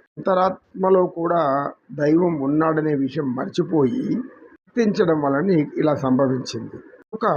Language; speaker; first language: Telugu; native; Telugu